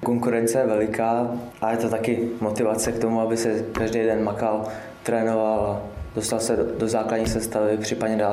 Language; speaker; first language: Czech; early bilingual, other home language; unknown